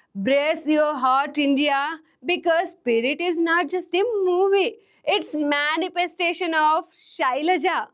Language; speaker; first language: English; non-native, local second language; Telugu